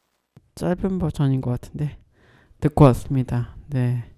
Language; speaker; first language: Korean; native; Korean